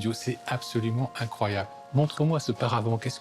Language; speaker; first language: French; native; French